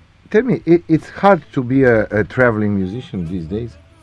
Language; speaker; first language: English; non-native, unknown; Romanian